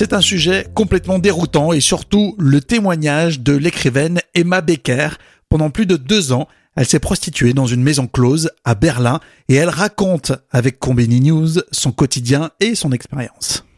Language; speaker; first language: French; native; French